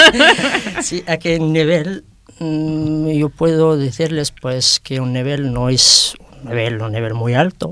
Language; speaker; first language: Spanish; non-native, fluent; Arabic